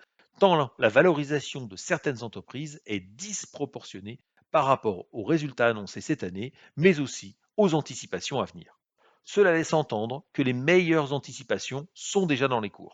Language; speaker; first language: French; native; French